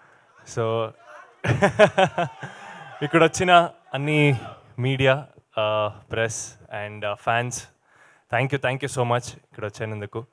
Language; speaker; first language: Telugu; non-native, learner; Kannada